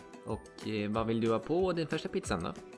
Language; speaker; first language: Swedish; native; Swedish